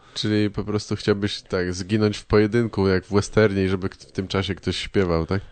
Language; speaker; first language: Polish; native; Polish